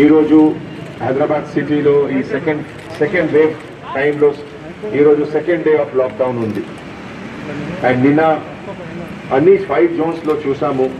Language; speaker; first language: Telugu; non-native, local second language; Hindi